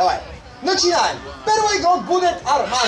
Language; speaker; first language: Russian; non-native, learner; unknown